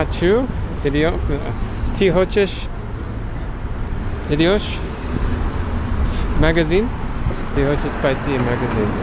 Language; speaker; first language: Russian; non-native, learner; English